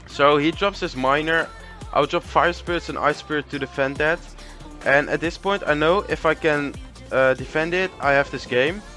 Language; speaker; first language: English; non-native, fluent; Dutch